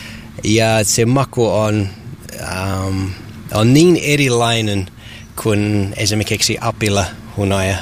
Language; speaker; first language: Finnish; non-native, learner; English